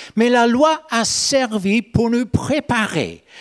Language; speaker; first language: French; non-native, fluent; English